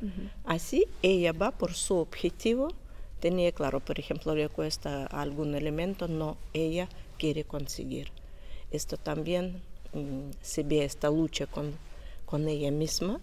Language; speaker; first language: Spanish; non-native, learner; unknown